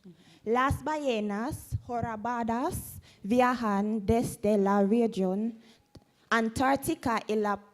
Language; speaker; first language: Spanish; non-native, learner; English